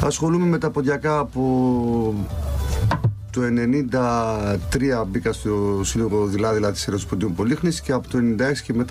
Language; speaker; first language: Greek; native; Greek